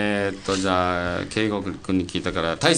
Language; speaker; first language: Japanese; native; Japanese